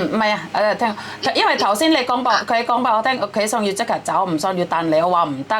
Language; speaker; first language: Cantonese; non-native, fluent; Javanese